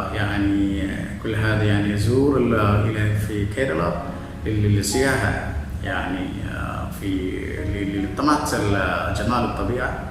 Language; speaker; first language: Arabic; non-native, fluent; Malayalam